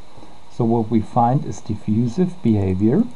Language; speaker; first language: English; non-native, fluent; German